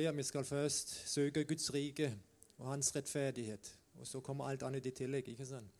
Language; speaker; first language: Norwegian; non-native, fluent; German